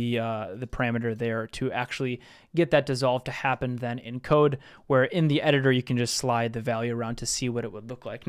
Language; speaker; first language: English; native; English